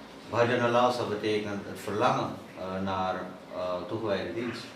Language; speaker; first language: Dutch; native; Dutch